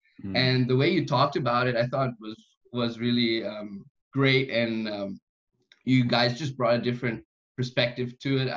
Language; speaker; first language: English; non-native, fluent; German